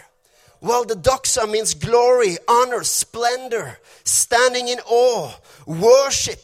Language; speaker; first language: English; non-native, fluent; Norwegian